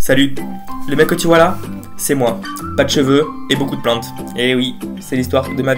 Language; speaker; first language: French; native; French